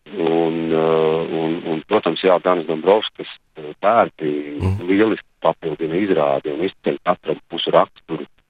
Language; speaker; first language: Latvian; native; Latvian